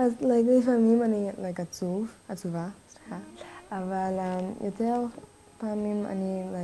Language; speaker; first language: Hebrew; non-native, learner; English